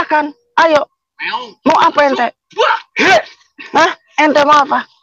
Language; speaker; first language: Indonesian; non-native, local second language; Javanese